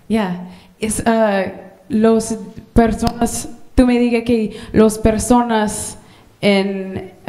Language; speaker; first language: Spanish; non-native, learner; English